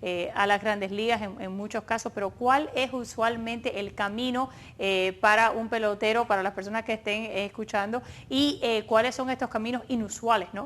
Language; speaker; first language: Spanish; early bilingual, other home language; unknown